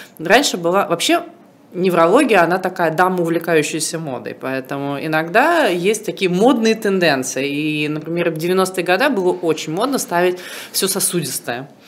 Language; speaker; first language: Russian; native; Russian